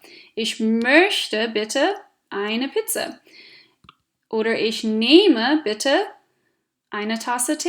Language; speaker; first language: German; non-native, fluent; English